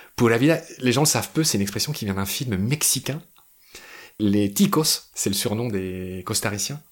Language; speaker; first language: French; native; French